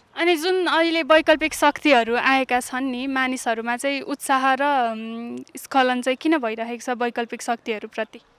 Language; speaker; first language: Nepali; native; Nepali